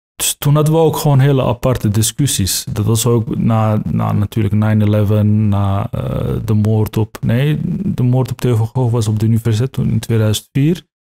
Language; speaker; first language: Dutch; early bilingual, other home language; Turkish